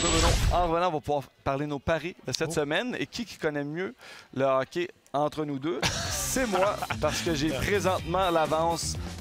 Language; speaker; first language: French; native; French